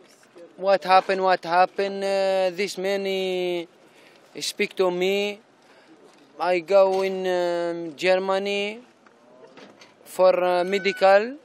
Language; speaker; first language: English; non-native, learner; Arabic